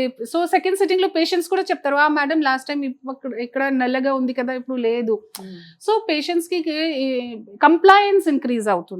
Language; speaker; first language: Telugu; non-native, fluent; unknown